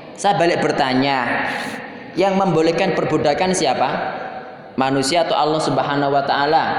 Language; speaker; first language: Indonesian; non-native, local second language; Javanese